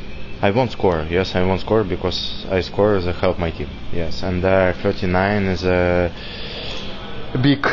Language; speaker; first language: English; non-native, learner; Russian